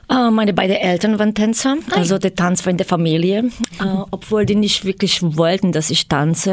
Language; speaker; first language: German; non-native, fluent; Croatian